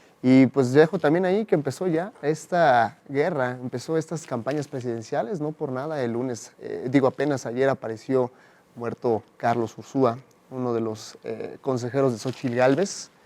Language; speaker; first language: Spanish; native; Spanish